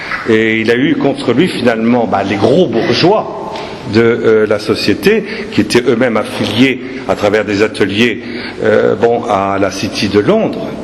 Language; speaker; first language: French; native; French